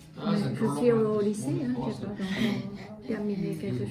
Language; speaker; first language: French; non-native, fluent; Khmer